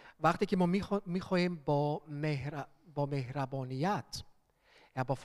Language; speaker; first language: Persian; early bilingual, heritage; Persian